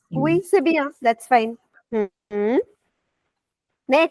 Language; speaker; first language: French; non-native, fluent; Hindi